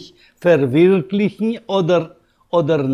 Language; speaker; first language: German; non-native, learner; Yiddish